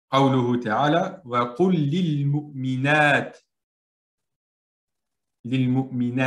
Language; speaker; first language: Arabic; non-native, fluent; French